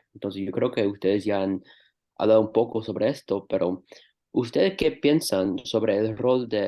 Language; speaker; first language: Spanish; non-native, fluent; English